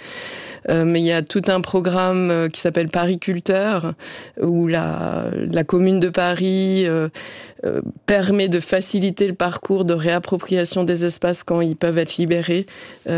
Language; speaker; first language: French; native; French